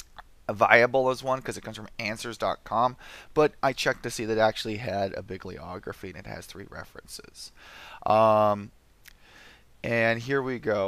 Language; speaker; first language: English; native; English